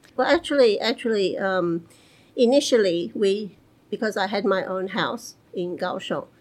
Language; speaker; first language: English; early bilingual, other home language; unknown